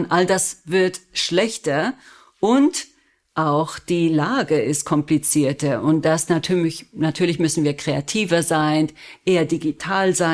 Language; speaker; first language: German; non-native, fluent; Spanish